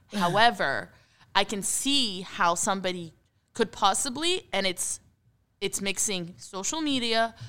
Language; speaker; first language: English; early bilingual, heritage; Arabic